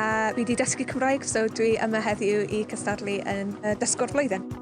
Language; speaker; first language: Welsh; non-native, fluent; English